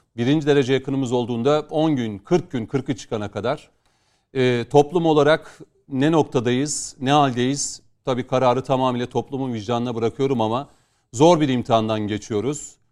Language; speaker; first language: Turkish; native; Turkish